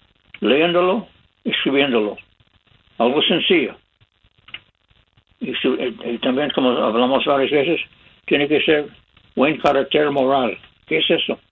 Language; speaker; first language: Spanish; non-native, fluent; English